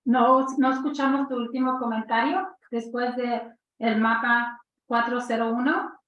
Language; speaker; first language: Spanish; early bilingual, heritage; Spanish